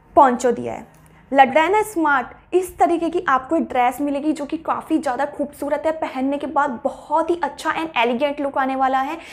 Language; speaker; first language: Hindi; native; Hindi